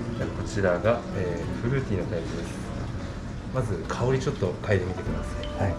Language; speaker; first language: Japanese; native; Japanese